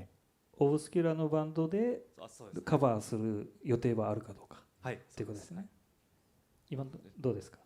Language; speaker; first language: Japanese; native; Japanese